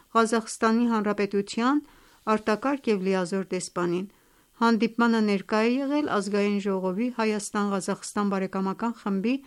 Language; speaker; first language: Armenian; native; Armenian